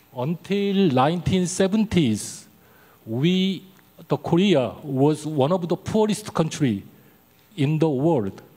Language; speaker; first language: English; non-native, learner; Korean